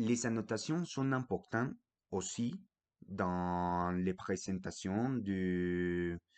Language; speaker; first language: French; non-native, fluent; Spanish